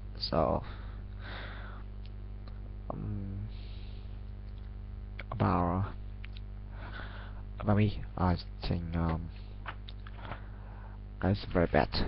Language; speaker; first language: English; non-native, learner; Vietnamese